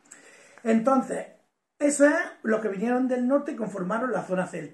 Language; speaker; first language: Spanish; native; Spanish